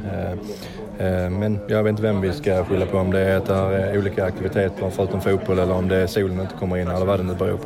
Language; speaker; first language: Swedish; native; Swedish